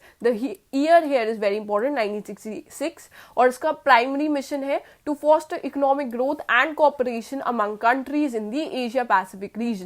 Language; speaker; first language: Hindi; native; Hindi